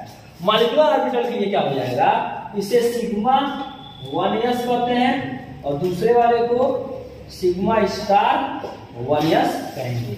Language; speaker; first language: Hindi; native; Hindi